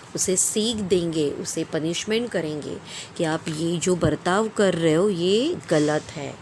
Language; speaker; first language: Hindi; non-native, local second language; Marathi